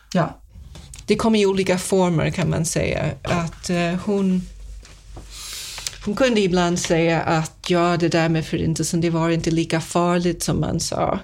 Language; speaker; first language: Swedish; non-native, fluent; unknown